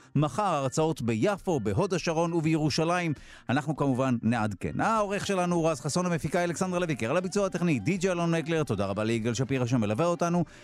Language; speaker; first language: Hebrew; native; Hebrew